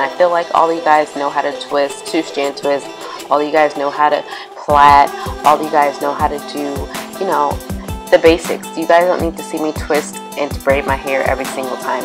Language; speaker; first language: English; native; English